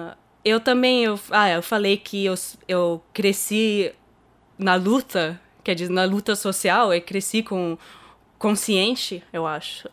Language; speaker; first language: Portuguese; early bilingual, heritage; German